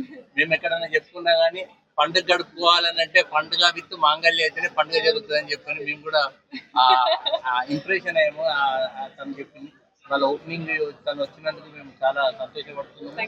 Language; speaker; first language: Telugu; native; Telugu